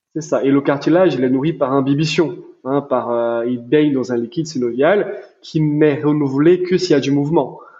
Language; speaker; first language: French; non-native, fluent; Portuguese